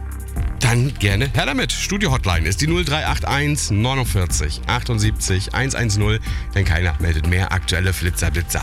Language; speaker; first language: German; native; German